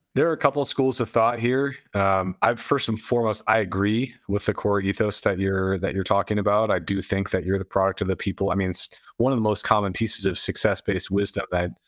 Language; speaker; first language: English; native; English